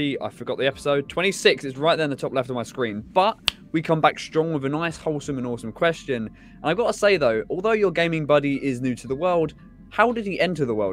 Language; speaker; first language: English; native; English